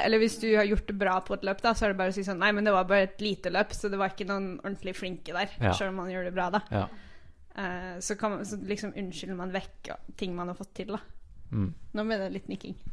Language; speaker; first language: Norwegian; native; Norwegian